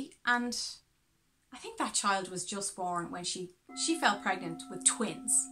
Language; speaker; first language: English; native; English